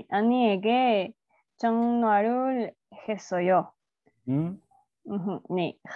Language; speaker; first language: Korean; non-native, learner; Spanish